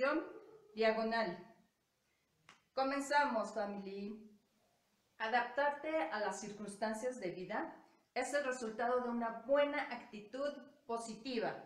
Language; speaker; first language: Spanish; native; Spanish